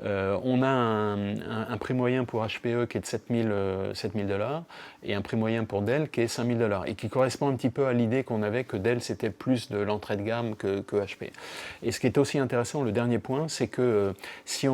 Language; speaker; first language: French; native; French